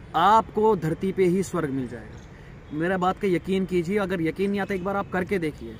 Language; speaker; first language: Hindi; native; Hindi